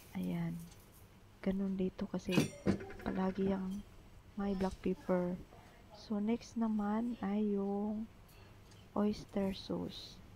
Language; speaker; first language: Filipino; non-native, local second language; Cebuano